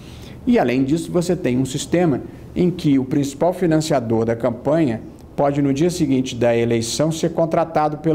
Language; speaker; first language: Portuguese; native; Portuguese